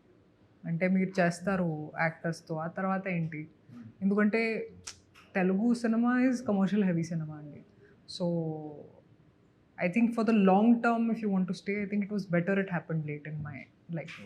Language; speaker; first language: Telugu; non-native, fluent; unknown